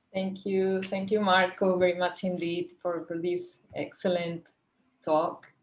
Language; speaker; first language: English; non-native, fluent; Portuguese